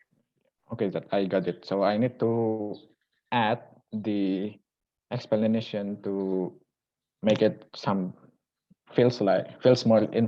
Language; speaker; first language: English; non-native, local second language; Indonesian